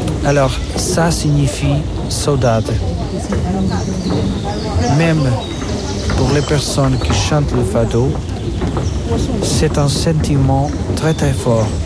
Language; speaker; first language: French; non-native, fluent; Portuguese